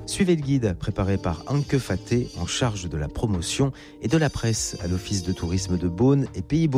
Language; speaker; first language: French; native; French